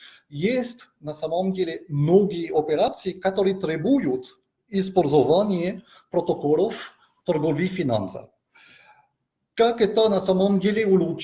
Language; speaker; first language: Russian; non-native, fluent; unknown